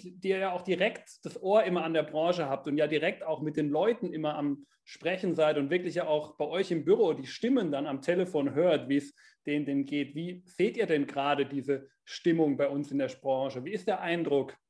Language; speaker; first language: German; native; German